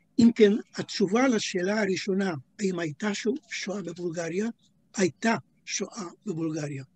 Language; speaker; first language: Hebrew; native; Hebrew